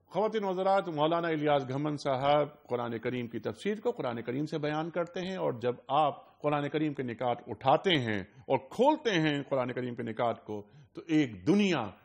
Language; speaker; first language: Urdu; native; Urdu